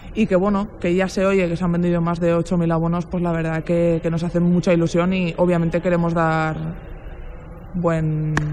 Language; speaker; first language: Spanish; native; Spanish